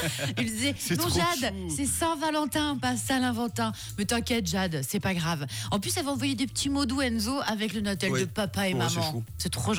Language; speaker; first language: French; native; French